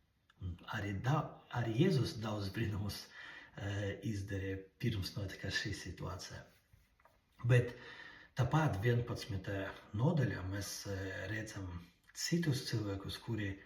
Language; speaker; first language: Latvian; non-native, local second language; Russian